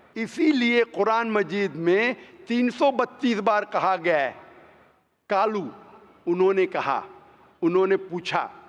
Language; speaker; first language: Hindi; non-native, local second language; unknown